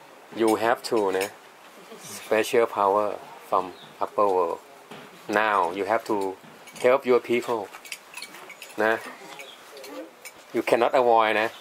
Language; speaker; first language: English; non-native, learner; Thai